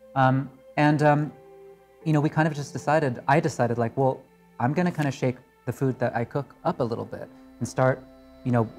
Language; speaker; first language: English; native; English